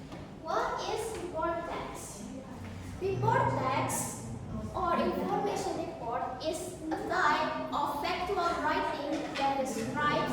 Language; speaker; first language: English; non-native, learner; Indonesian